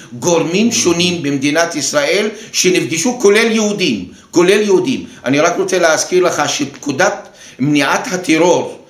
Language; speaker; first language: Hebrew; non-native, local second language; Arabic